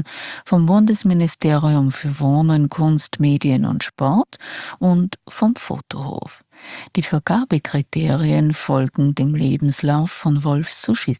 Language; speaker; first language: German; native; German